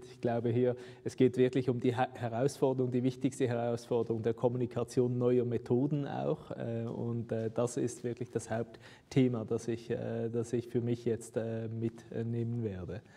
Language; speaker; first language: German; native; German